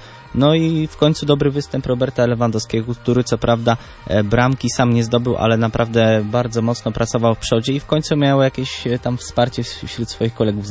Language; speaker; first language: Polish; native; Polish